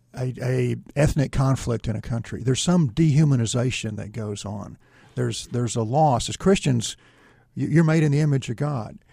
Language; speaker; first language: English; native; English